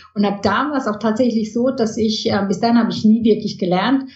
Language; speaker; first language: German; early bilingual, heritage; German